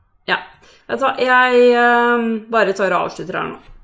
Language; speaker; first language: Norwegian; native; Norwegian